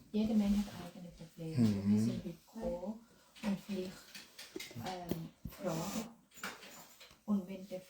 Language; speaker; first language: German; non-native, learner; Thai